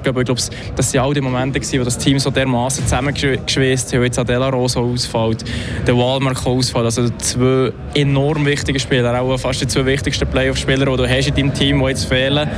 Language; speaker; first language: German; native; German